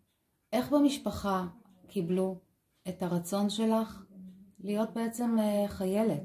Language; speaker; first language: Hebrew; native; Hebrew